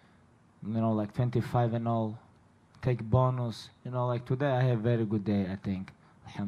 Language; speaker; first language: English; non-native, fluent; Russian